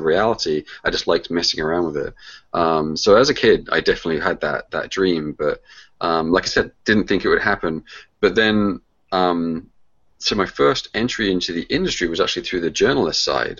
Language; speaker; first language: English; native; English